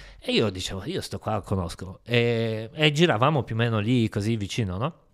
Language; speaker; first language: Italian; non-native, fluent; Polish